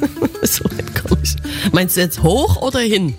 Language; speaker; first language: German; native; German